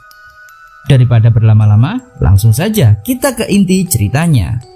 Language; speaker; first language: Indonesian; native; Indonesian